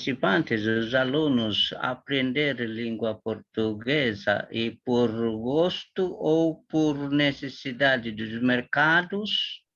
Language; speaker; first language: Portuguese; non-native, learner; Tetum